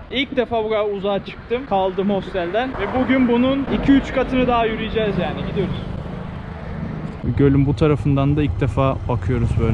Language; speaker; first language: Turkish; native; Turkish